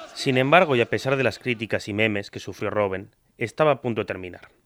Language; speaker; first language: Spanish; native; Spanish